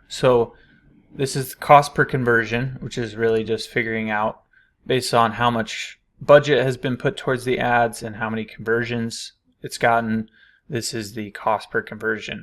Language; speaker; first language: English; native; English